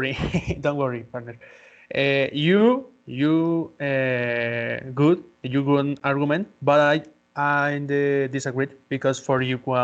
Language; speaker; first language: English; non-native, learner; Spanish